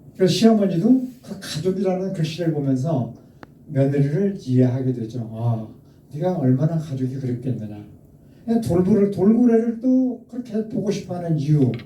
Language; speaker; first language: Korean; native; Korean